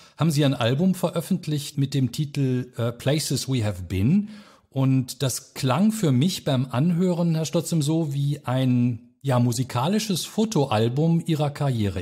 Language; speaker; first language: German; native; German